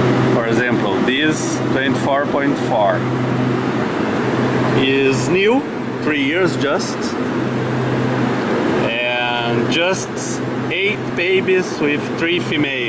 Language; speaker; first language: English; non-native, learner; Portuguese